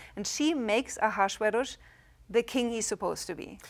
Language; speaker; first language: English; non-native, fluent; German